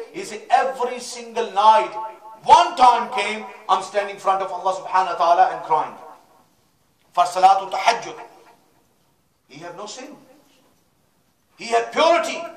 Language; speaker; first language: English; non-native, local second language; Urdu